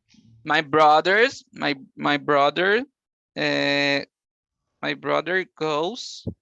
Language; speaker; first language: English; non-native, learner; Portuguese